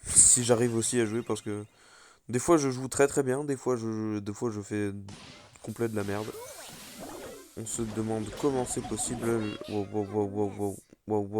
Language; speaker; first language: French; native; French